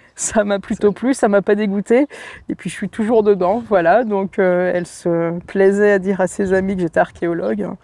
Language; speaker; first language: French; native; French